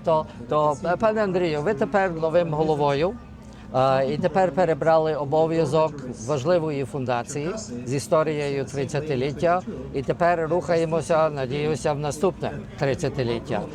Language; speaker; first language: Ukrainian; early bilingual, heritage; Ukrainian